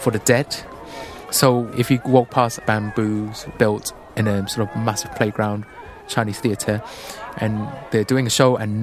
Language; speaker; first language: English; non-native, local second language; Cantonese